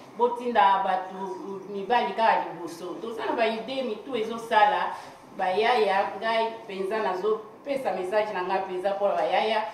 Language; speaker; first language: Lingala; non-native, local second language; Kongo